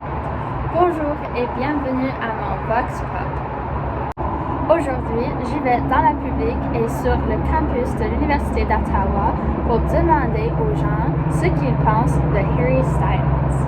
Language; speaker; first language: French; non-native, learner; English